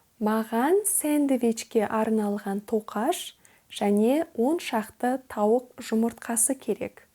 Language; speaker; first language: Kazakh; native; Kazakh